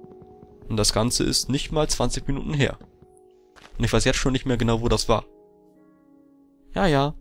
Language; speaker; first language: German; native; German